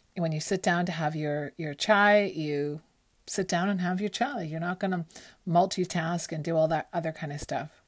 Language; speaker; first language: English; early bilingual, other home language; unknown